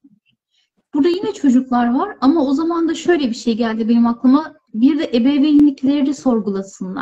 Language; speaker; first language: Turkish; native; Turkish